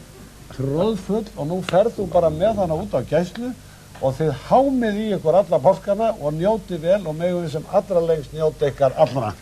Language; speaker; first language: Icelandic; native; Icelandic